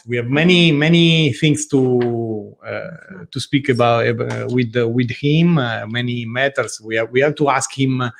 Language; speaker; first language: English; non-native, learner; Italian